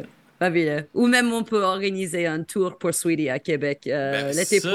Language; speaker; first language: French; non-native, fluent; English